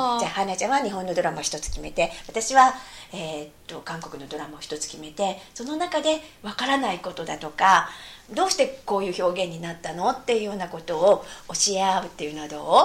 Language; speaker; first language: Japanese; native; Japanese